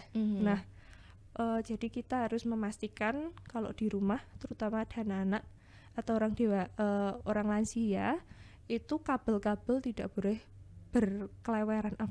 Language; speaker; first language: Indonesian; native; Indonesian